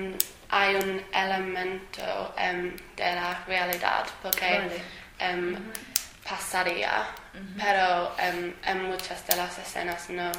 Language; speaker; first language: Spanish; non-native, learner; English